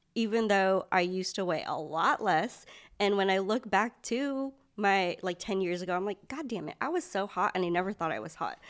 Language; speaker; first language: English; early bilingual, other home language; Filipino